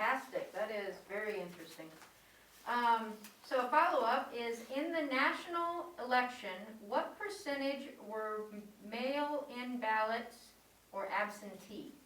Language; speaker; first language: English; native; English